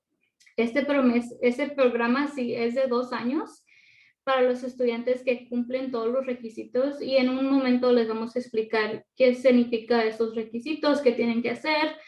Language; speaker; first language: Spanish; early bilingual, other home language; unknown